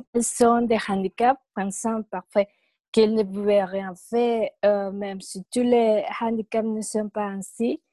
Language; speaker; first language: French; non-native, learner; Spanish